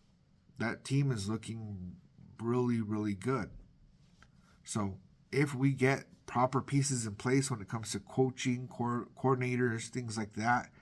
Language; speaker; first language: English; native; English